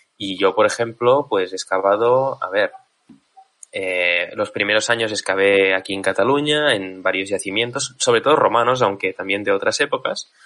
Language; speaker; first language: Spanish; native; Spanish